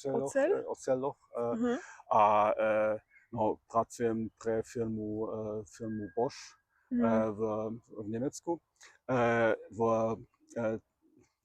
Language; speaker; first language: Slovak; non-native, learner; German